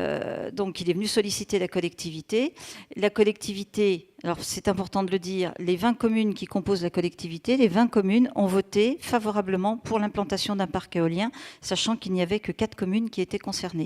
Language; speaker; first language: French; native; French